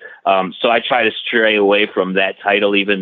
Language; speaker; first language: English; native; English